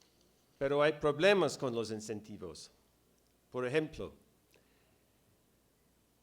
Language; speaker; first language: Spanish; non-native, fluent; English